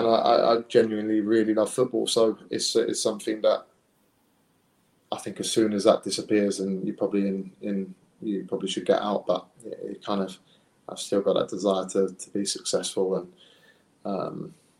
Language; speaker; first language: English; native; English